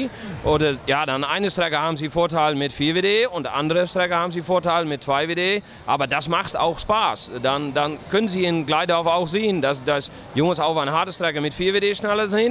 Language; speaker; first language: German; non-native, learner; Dutch